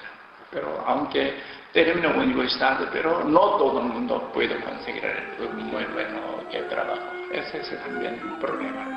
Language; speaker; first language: Spanish; non-native, learner; Korean